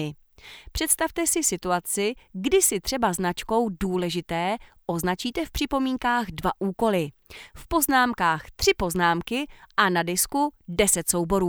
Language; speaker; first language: Czech; native; Czech